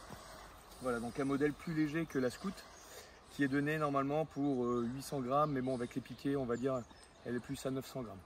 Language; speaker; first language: French; native; French